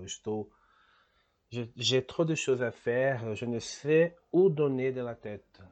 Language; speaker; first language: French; non-native, fluent; Portuguese